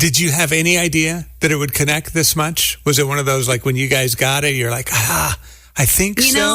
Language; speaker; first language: English; native; English